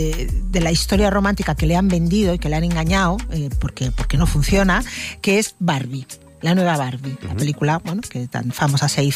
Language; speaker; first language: Spanish; native; Spanish